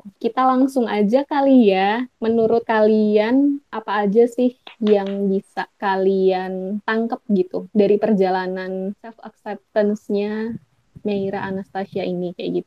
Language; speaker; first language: Indonesian; native; Indonesian